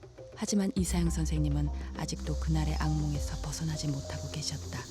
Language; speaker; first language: Korean; native; Korean